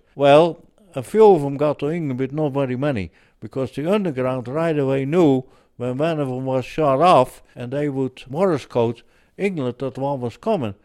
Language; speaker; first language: English; early bilingual, other home language; Dutch